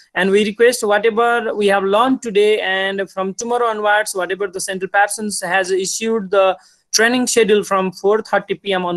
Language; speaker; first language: English; non-native, local second language; Nepali